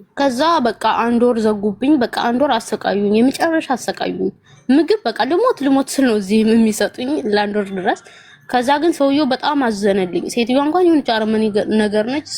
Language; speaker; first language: Amharic; native; Amharic